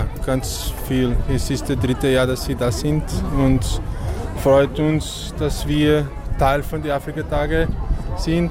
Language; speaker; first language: German; non-native, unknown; Portuguese